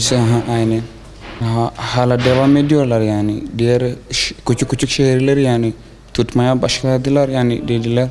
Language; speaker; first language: Turkish; non-native, learner; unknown